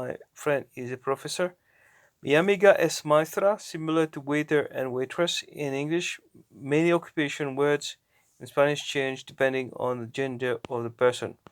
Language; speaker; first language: English; non-native, fluent; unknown